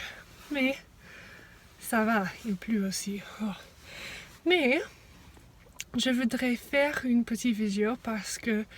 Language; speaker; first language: French; non-native, fluent; English